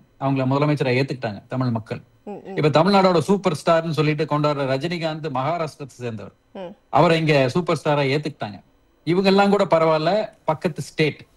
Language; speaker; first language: Tamil; native; Tamil